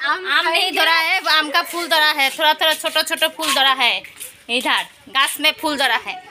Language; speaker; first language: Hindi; non-native, local second language; Bangla